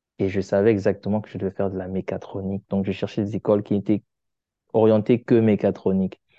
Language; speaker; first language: French; non-native, local second language; Lingala